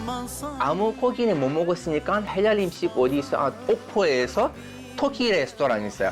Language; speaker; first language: Korean; non-native, learner; Turkish